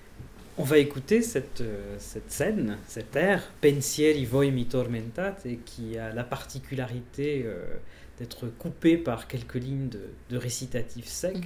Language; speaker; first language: French; native; French